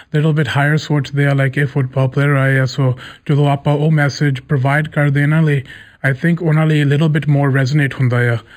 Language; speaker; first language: Punjabi; early bilingual, heritage; Punjabi